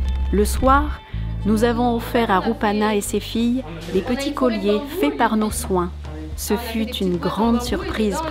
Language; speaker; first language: French; native; French